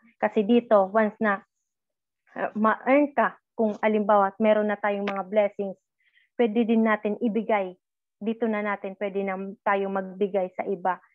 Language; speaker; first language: Filipino; native; Filipino